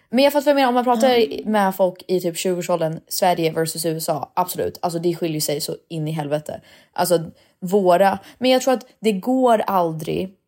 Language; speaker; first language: Swedish; early bilingual, heritage; Swedish